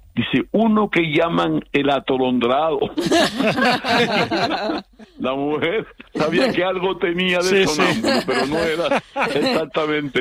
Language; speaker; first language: Spanish; native; Spanish